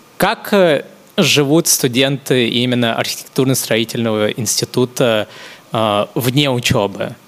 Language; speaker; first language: Russian; non-native, fluent; Hindi